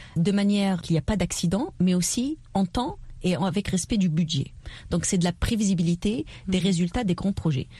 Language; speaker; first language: French; non-native, local second language; Arabic